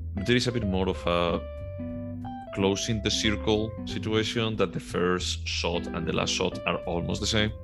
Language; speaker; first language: English; non-native, fluent; Galician